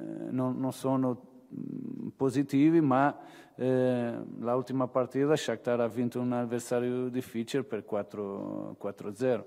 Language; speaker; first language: Italian; non-native, fluent; Portuguese